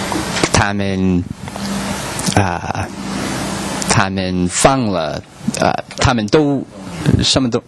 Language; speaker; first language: Chinese; non-native, learner; English